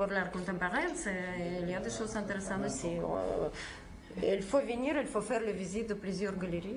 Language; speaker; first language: French; non-native, fluent; Russian